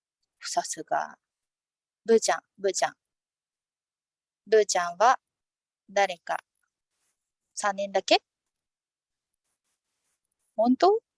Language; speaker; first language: Japanese; non-native, fluent; Indonesian